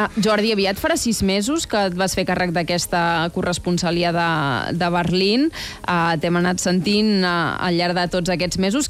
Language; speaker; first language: Catalan; native; Catalan